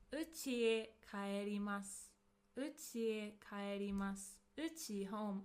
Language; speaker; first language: Japanese; non-native, fluent; English